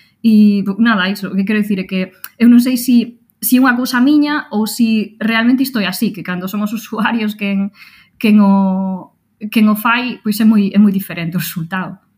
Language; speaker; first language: Galician; non-native, local second language; Spanish